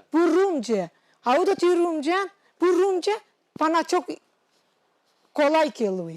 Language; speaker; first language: Turkish; non-native, local second language; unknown